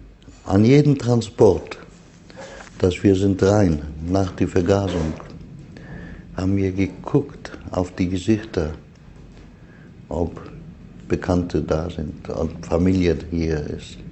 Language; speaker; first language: German; non-native, learner; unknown